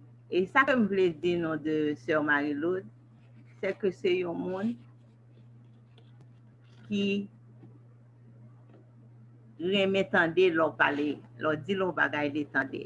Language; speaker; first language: French; native; French